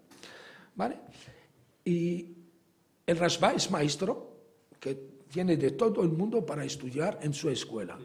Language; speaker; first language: Spanish; non-native, fluent; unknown